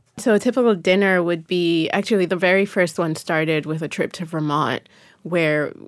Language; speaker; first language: English; non-native, local second language; Yoruba